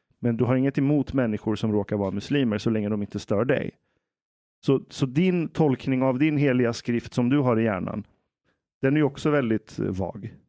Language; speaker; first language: Swedish; early bilingual, other home language; Persian